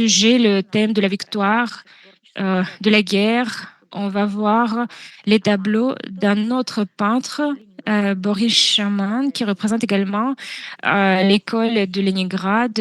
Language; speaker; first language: French; non-native, fluent; Russian